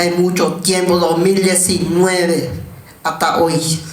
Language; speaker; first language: Spanish; non-native, learner; Guarani